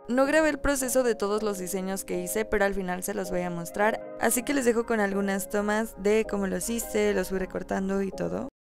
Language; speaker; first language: Spanish; native; Spanish